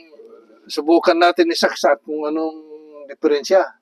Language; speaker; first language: Filipino; native; Filipino